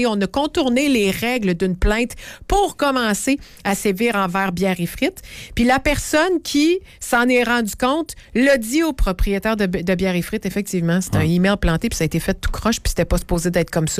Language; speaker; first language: French; native; French